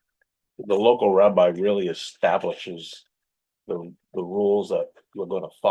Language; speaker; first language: English; native; English